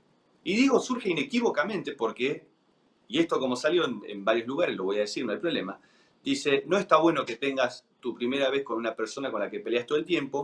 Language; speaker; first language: Spanish; native; Spanish